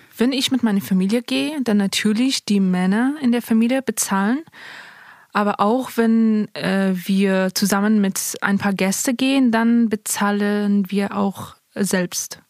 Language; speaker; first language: German; non-native, fluent; Persian